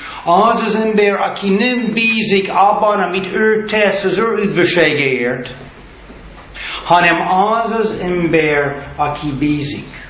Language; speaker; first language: Hungarian; non-native, learner; English